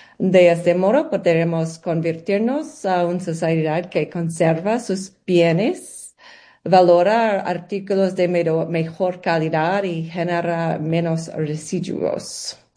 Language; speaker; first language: Spanish; non-native, learner; English